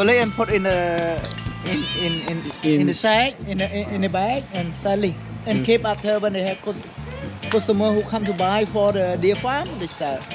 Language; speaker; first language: English; non-native, learner; Khmer